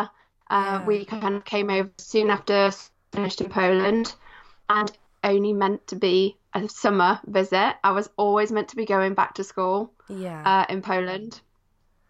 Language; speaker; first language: English; early bilingual, other home language; Polish